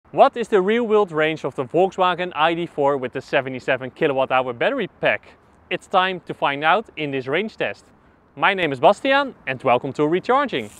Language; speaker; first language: English; non-native, fluent; Dutch